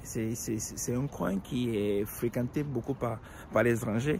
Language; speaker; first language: French; non-native, local second language; Ewe